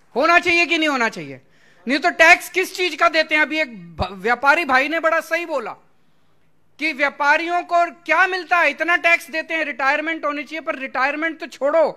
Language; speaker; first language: Hindi; native; Hindi